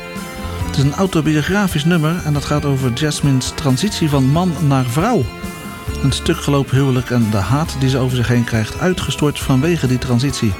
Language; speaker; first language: Dutch; native; Dutch